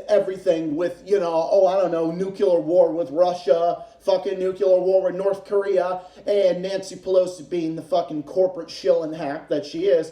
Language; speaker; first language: English; native; English